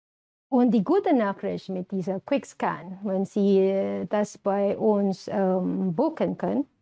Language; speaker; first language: German; non-native, fluent; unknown